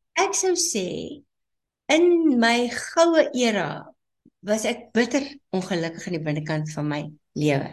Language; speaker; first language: Afrikaans; native; Afrikaans